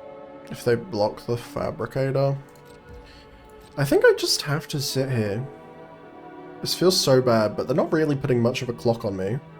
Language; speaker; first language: English; native; English